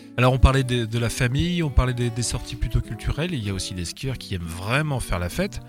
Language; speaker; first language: French; native; French